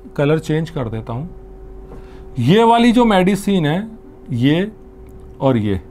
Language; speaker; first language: Hindi; non-native, local second language; Gujarati